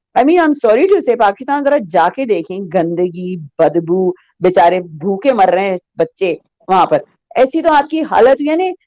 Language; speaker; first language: Hindi; native; Hindi